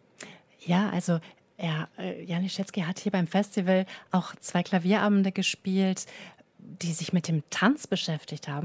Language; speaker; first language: German; native; German